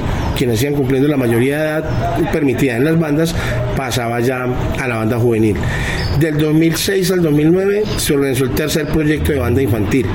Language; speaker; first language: Spanish; native; Spanish